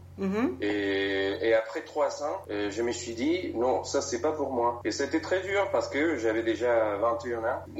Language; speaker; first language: French; non-native, fluent; Spanish